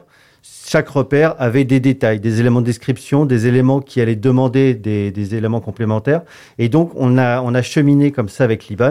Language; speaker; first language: French; native; French